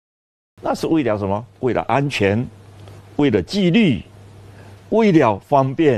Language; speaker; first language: Chinese; native; Chinese